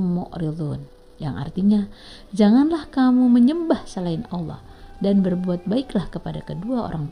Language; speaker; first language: Indonesian; native; Indonesian